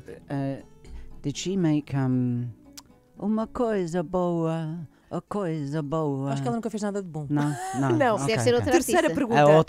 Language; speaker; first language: Portuguese; non-native, learner; English